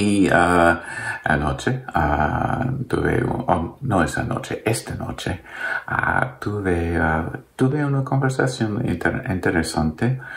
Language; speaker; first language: Spanish; non-native, learner; English